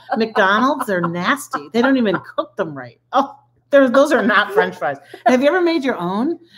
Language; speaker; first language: English; native; English